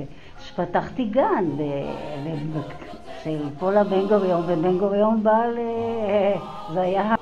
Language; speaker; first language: Hebrew; non-native, fluent; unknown